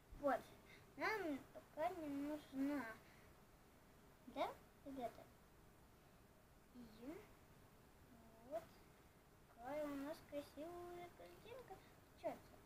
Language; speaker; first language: Russian; non-native, local second language; Ukrainian